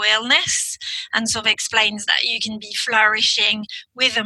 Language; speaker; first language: English; non-native, fluent; French